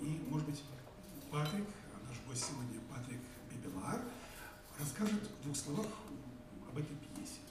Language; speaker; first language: Russian; native; Russian